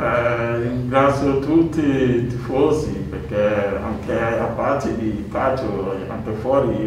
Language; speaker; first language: Italian; non-native, learner; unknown